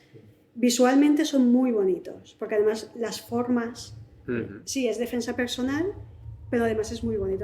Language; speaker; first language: Spanish; native; Spanish